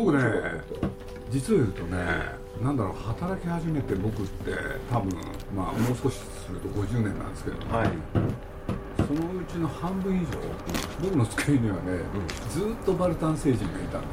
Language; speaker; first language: Japanese; native; Japanese